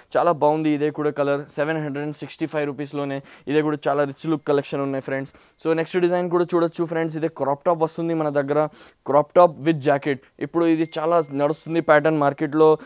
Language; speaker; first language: Telugu; non-native, local second language; Hindi